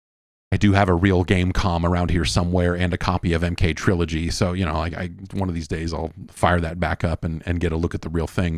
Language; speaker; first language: English; native; English